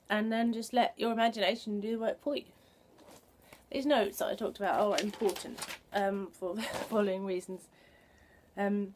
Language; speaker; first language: English; native; English